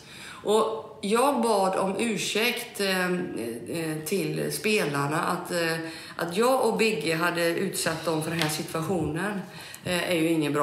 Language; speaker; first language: Swedish; native; Swedish